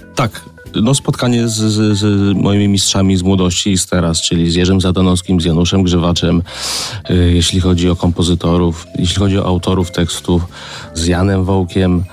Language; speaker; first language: Polish; native; Polish